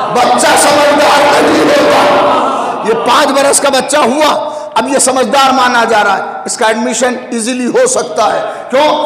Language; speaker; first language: Urdu; native; Urdu